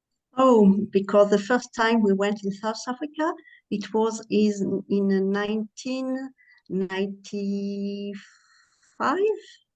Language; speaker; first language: English; non-native, learner; French